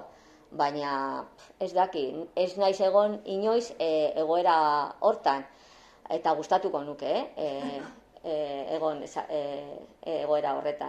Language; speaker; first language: Basque; non-native, local second language; Spanish